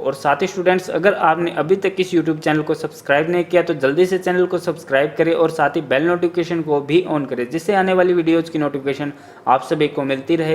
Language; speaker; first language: Hindi; native; Hindi